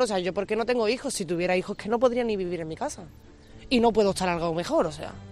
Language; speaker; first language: Spanish; native; Spanish